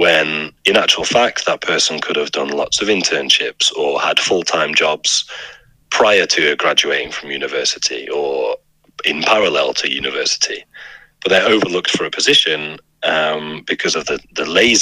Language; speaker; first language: English; native; English